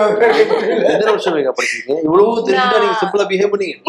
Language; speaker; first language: Tamil; native; Tamil